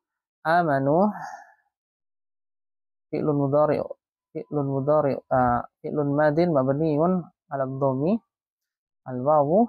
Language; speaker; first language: Arabic; non-native, fluent; Indonesian